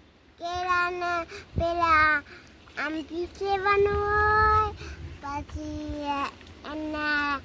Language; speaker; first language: Gujarati; non-native, learner; Assamese